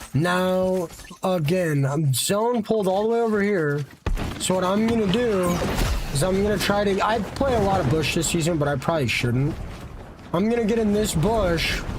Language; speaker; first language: English; native; English